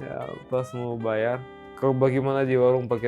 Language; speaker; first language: Indonesian; non-native, learner; Russian